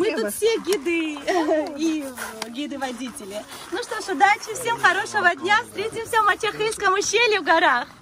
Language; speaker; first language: Russian; native; Russian